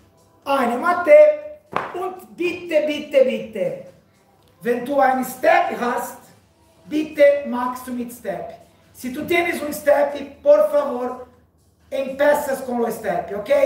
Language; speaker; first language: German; non-native, learner; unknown